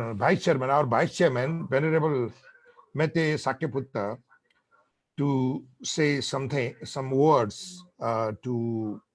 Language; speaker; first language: English; non-native, local second language; Nepali